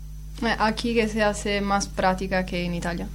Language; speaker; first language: Spanish; non-native, learner; Italian